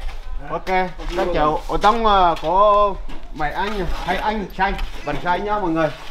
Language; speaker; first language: Vietnamese; non-native, learner; Portuguese